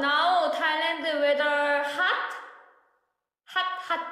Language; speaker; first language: English; non-native, learner; Korean